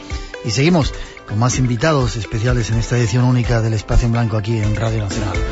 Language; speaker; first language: Spanish; native; Spanish